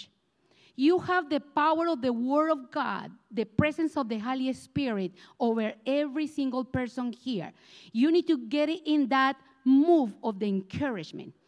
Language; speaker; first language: English; non-native, learner; Spanish